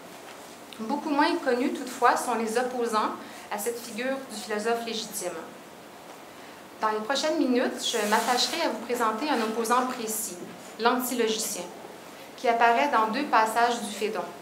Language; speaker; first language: French; native; French